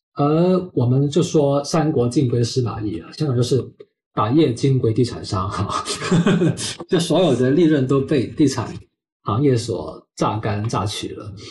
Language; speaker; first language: Chinese; non-native, local second language; Cantonese